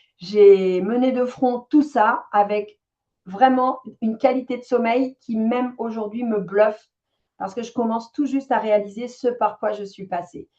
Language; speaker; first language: French; native; French